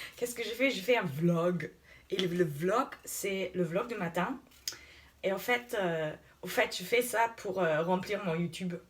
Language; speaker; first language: French; non-native, fluent; German